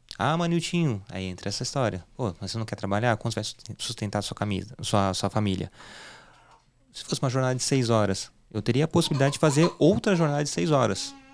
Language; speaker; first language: Portuguese; native; Portuguese